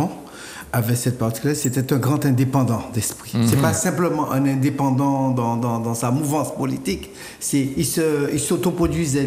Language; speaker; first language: French; native; French